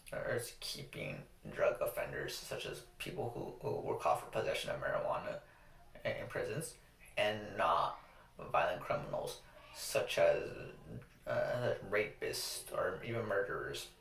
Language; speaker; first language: English; native; English